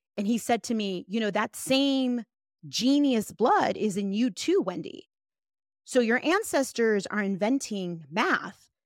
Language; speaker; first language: English; early bilingual, other home language; Spanish